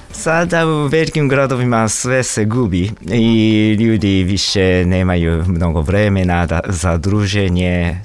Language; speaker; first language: Serbian; non-native, fluent; Japanese